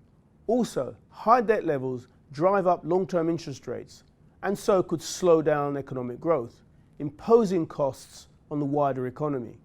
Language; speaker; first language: English; native; English